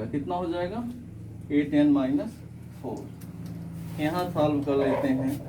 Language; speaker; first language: Hindi; native; Hindi